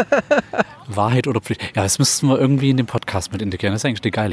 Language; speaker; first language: German; native; German